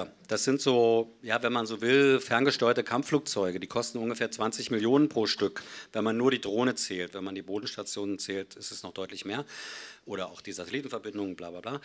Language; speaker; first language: German; native; German